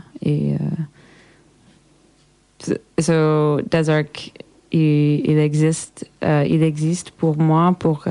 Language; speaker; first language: French; non-native, learner; English